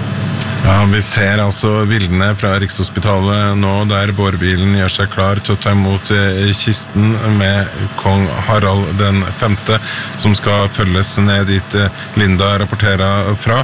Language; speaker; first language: Norwegian; native; Norwegian